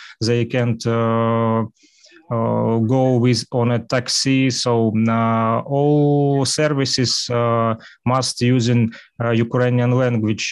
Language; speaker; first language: English; non-native, learner; Russian